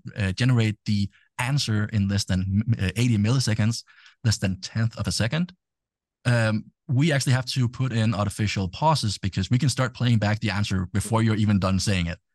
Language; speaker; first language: English; non-native, fluent; Danish